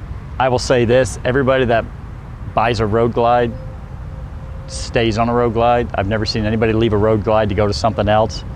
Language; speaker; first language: English; native; English